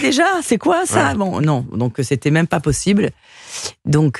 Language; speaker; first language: French; early bilingual, other home language; Portuguese